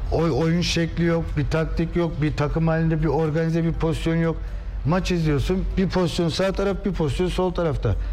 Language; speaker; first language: Turkish; native; Turkish